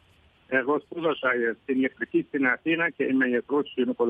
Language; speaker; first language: Greek; non-native, learner; Arabic